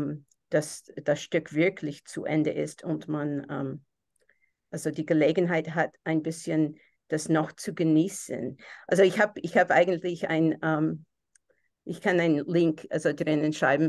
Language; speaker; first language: German; non-native, fluent; English